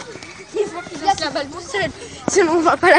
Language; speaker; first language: French; native; French